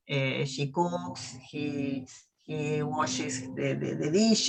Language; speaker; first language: English; non-native, learner; Spanish